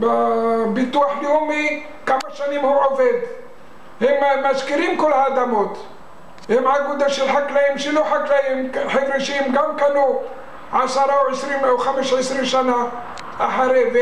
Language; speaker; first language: Hebrew; non-native, fluent; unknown